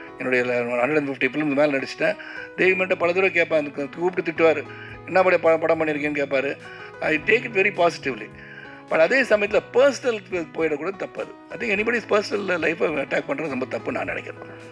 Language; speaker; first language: Tamil; native; Tamil